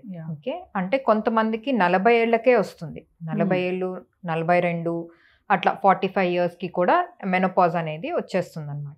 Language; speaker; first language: Telugu; native; Telugu